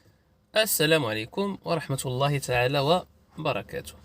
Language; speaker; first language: Arabic; native; Arabic